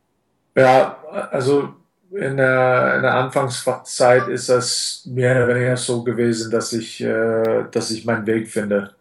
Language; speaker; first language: German; non-native, fluent; English